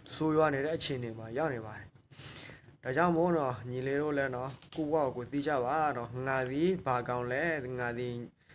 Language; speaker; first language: Burmese; non-native, local second language; S'gaw Karen